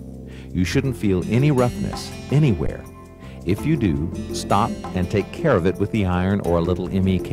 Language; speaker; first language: English; native; English